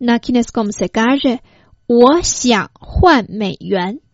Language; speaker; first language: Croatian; non-native, fluent; Chinese